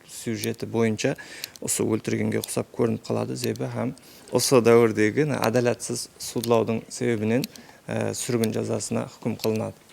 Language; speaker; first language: Uzbek; non-native, local second language; Kara-Kalpak